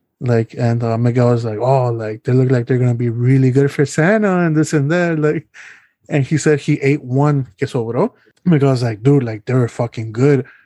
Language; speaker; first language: English; early bilingual, other home language; Spanish